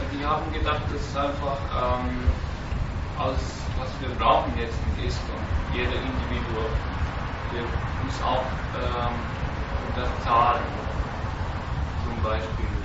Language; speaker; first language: German; non-native, learner; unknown